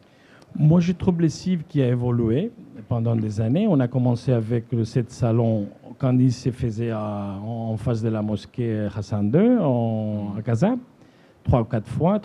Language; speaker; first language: French; non-native, fluent; Spanish